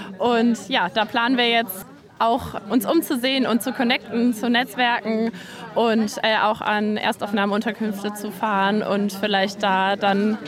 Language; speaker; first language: German; native; German